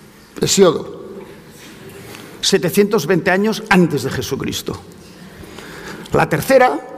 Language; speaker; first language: Spanish; native; Spanish